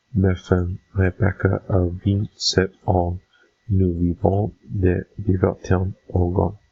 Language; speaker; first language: French; non-native, learner; English